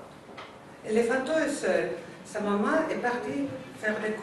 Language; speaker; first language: French; non-native, fluent; Spanish